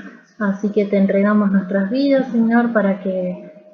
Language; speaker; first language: Spanish; native; Spanish